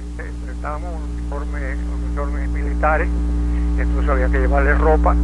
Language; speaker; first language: Spanish; native; Spanish